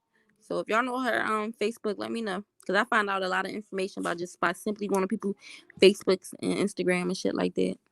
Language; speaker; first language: English; native; English